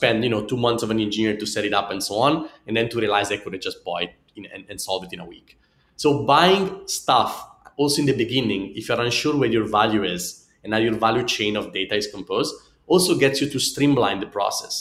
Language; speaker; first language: English; non-native, fluent; Italian